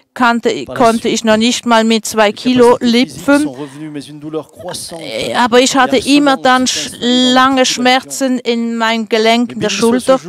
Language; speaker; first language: German; non-native, fluent; French